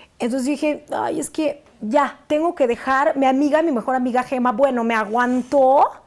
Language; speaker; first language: Spanish; non-native, fluent; Russian